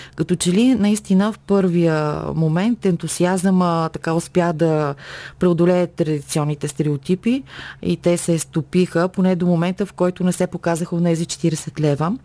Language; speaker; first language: Bulgarian; native; Bulgarian